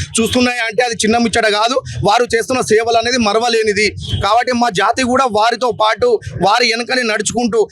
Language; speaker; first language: Telugu; non-native, local second language; Lambadi